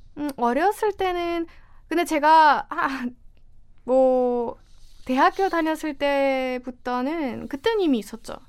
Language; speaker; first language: Korean; non-native, fluent; Estonian